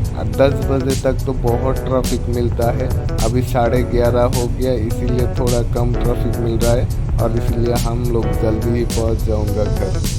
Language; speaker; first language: Hindi; non-native, local second language; Assamese